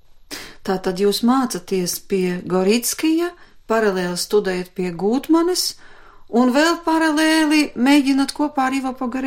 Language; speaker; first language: Latvian; native; Latvian